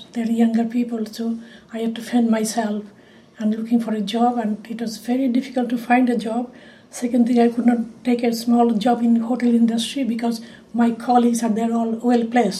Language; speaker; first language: English; non-native, local second language; Bangla